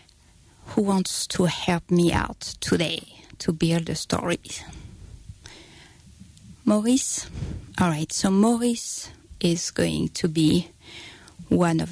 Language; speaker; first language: English; non-native, fluent; French